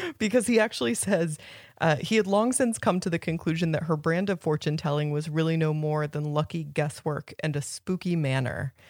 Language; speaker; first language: English; native; English